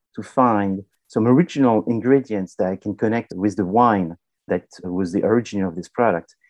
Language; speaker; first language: English; non-native, fluent; French